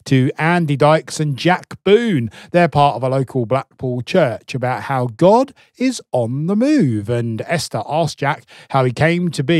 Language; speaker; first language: English; native; English